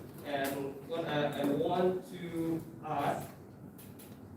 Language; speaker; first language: English; non-native, fluent; Indonesian